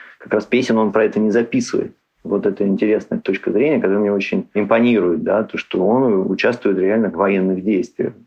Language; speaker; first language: Russian; native; Russian